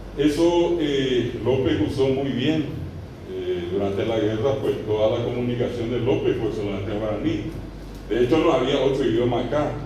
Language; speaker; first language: Spanish; non-native, local second language; Guarani